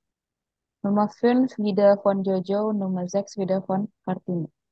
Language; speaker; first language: German; non-native, fluent; Indonesian